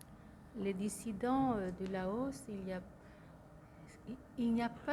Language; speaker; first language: French; non-native, fluent; Lao